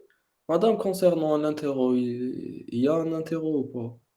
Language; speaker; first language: French; non-native, local second language; Arabic